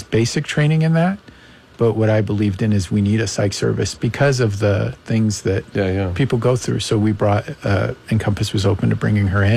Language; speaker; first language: English; non-native, local second language; Persian